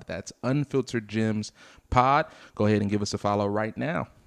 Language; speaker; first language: English; native; English